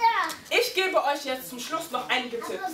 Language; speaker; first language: German; early bilingual, heritage; Lingala